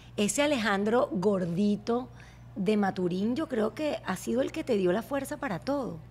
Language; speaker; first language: Spanish; native; Spanish